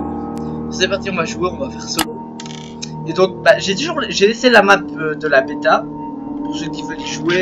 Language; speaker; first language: French; native; French